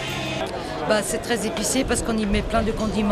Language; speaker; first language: French; native; French